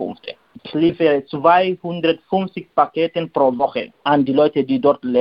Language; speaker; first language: German; non-native, learner; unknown